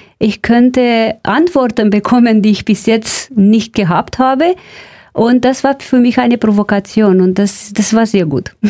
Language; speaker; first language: German; non-native, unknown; Romanian